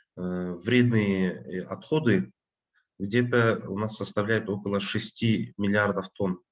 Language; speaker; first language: Russian; non-native, local second language; Kazakh